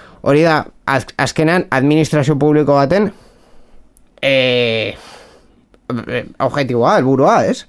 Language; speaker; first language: Basque; non-native, local second language; Spanish